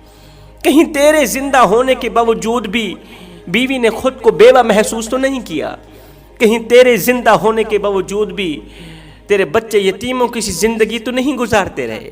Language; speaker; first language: Urdu; native; Urdu